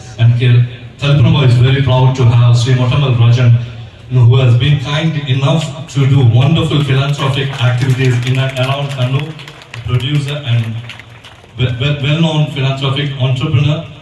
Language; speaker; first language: English; non-native, local second language; Malayalam